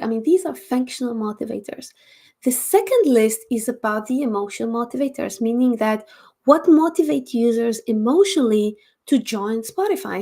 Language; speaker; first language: English; non-native, fluent; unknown